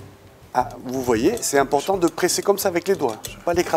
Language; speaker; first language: French; native; French